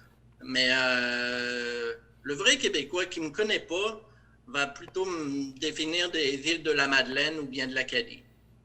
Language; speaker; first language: French; native; French